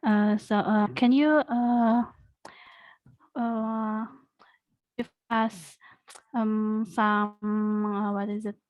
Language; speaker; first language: English; non-native, fluent; Indonesian